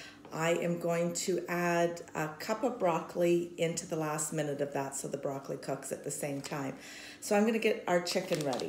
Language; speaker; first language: English; native; English